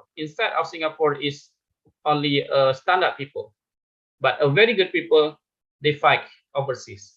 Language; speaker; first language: English; non-native, fluent; Indonesian